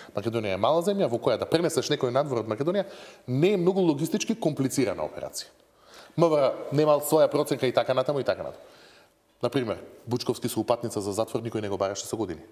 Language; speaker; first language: Macedonian; native; Macedonian